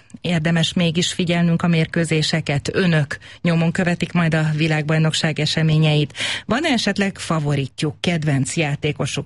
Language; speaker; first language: Hungarian; native; Hungarian